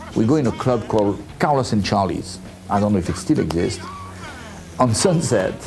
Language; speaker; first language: English; non-native, fluent; French